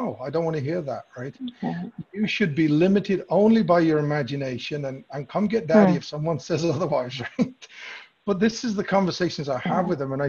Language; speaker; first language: English; native; English